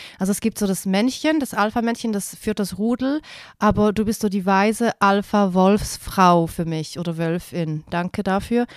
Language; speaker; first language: German; native; German